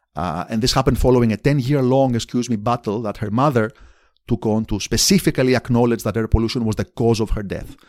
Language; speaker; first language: English; non-native, fluent; Greek